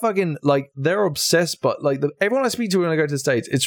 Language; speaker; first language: English; native; English